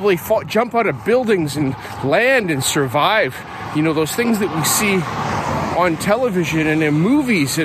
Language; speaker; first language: English; native; English